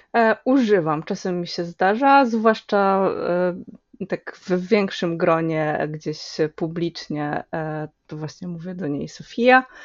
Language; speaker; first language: Polish; native; Polish